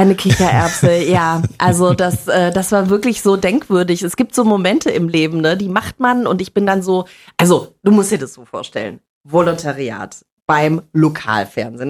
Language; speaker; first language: German; native; German